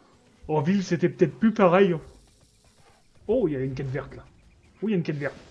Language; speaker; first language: French; native; French